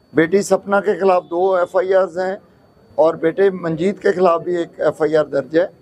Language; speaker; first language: Hindi; non-native, local second language; Punjabi